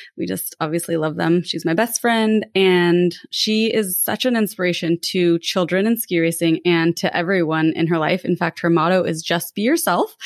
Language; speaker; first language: English; native; English